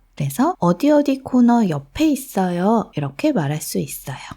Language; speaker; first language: Korean; native; Korean